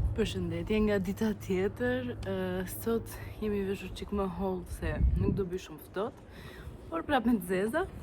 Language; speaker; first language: Albanian; early bilingual, heritage; Albanian